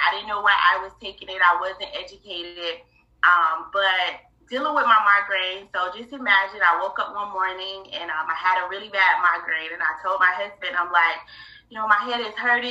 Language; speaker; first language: English; native; English